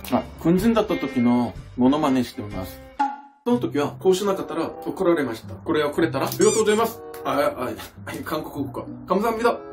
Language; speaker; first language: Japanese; non-native, fluent; Korean